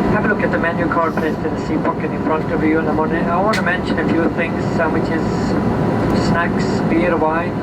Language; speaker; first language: English; non-native, fluent; Swedish